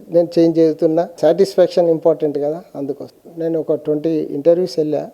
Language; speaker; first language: Telugu; native; Telugu